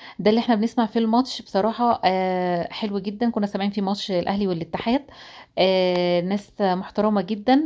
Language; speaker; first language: Arabic; native; Arabic